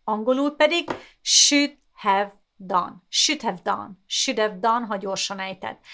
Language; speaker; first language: English; non-native, fluent; Hungarian